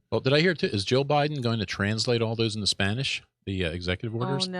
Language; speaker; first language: English; native; English